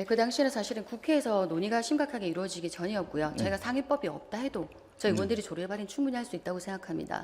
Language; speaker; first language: Korean; native; Korean